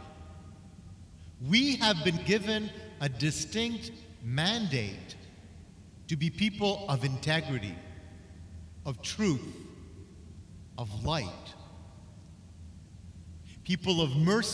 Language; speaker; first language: English; native; English